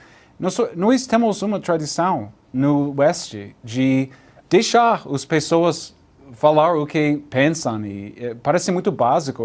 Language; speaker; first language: Portuguese; non-native, learner; English